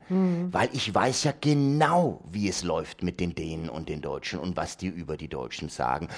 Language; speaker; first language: German; early bilingual, heritage; Danish